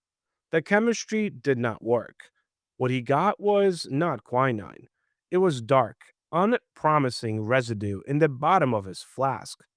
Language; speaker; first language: English; native; English